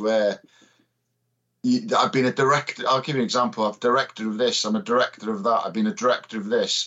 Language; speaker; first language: English; native; English